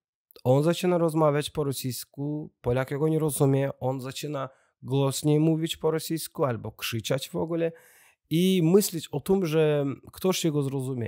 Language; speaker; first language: Polish; non-native, learner; Russian